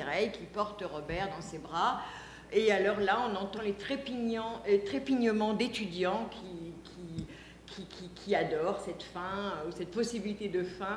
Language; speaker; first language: French; native; French